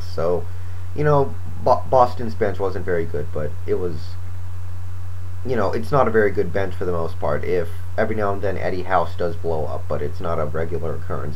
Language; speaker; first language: English; native; English